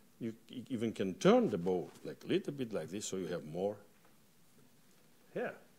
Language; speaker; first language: English; non-native, fluent; Catalan